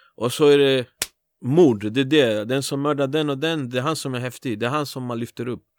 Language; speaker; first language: Swedish; early bilingual, other home language; Spanish